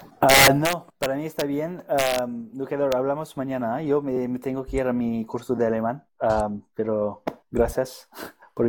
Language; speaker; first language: Spanish; non-native, fluent; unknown